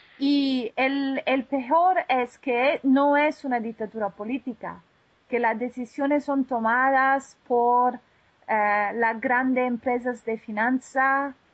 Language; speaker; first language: Spanish; non-native, fluent; Italian